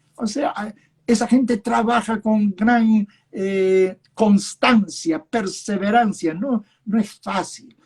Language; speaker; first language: Spanish; early bilingual, other home language; Yiddish